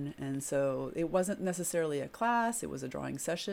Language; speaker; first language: English; early bilingual, other home language; French